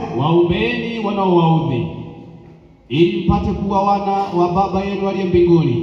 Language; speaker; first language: Swahili; non-native, local second language; Sukuma